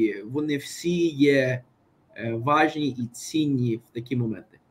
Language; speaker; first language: Ukrainian; early bilingual, heritage; Ukrainian